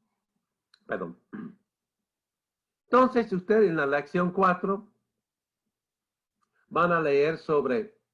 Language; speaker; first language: Spanish; non-native, fluent; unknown